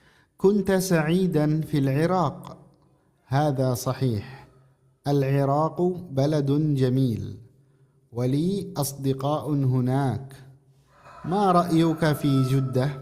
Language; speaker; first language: Arabic; non-native, fluent; Indonesian